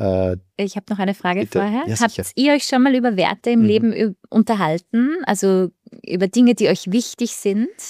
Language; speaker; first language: German; native; German